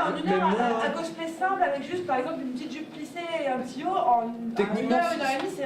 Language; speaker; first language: French; native; French